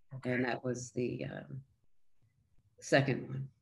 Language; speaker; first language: English; native; English